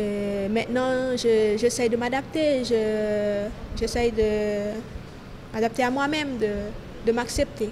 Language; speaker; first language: French; early bilingual, other home language; Haitian Creole